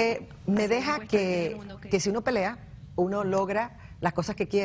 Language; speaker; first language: Spanish; native; Spanish